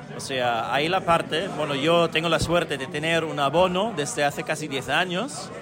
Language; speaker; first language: Spanish; non-native, fluent; German